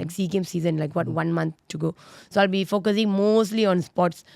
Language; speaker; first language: English; non-native, local second language; Tamil